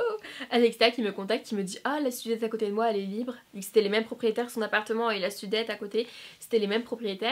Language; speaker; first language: French; native; French